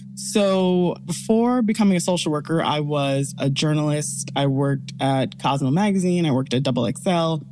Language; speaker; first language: English; early bilingual, other home language; Yoruba